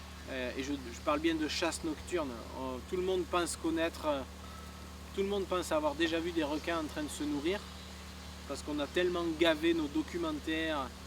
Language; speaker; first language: French; native; French